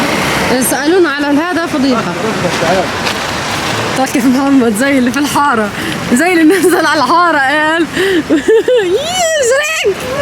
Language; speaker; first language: Arabic; native; Arabic